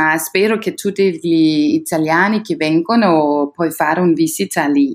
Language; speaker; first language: Italian; non-native, learner; Danish